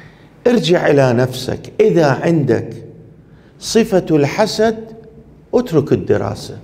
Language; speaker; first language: Arabic; non-native, fluent; Persian